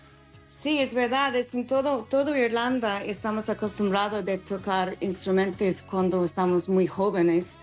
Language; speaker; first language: Spanish; non-native, fluent; English